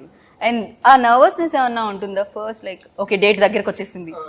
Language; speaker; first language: Telugu; native; Telugu